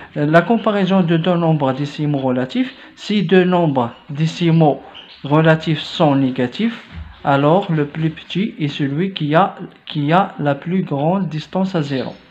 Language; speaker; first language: French; non-native, local second language; Arabic